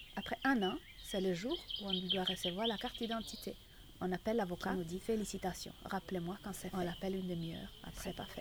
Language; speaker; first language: French; non-native, fluent; Italian